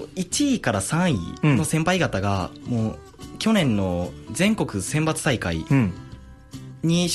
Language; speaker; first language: Japanese; native; Japanese